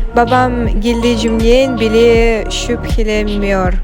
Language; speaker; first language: Turkish; non-native, learner; Kazakh